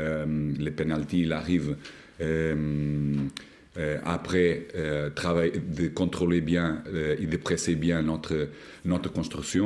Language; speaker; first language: French; non-native, learner; Portuguese